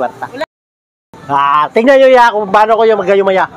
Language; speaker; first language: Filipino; non-native, local second language; Cebuano